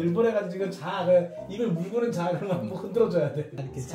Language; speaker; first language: Korean; native; Korean